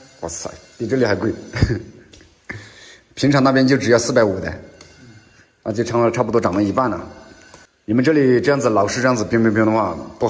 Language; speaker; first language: Chinese; native; Chinese